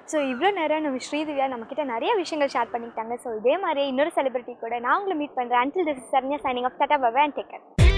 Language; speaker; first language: Tamil; native; Tamil